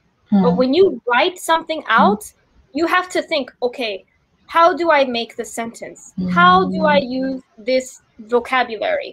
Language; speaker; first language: English; non-native, fluent; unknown